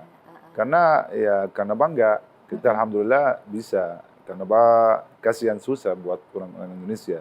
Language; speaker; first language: Indonesian; non-native, learner; Arabic